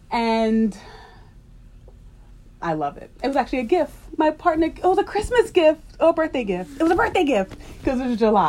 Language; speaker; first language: English; native; English